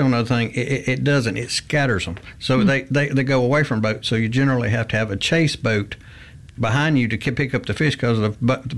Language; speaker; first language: English; native; English